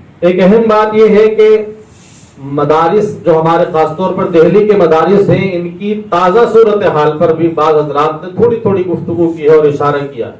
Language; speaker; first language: Urdu; native; Urdu